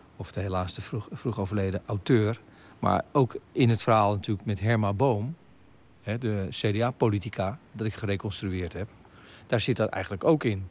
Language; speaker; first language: Dutch; native; Dutch